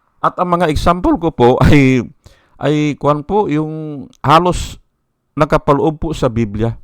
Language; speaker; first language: Filipino; native; Filipino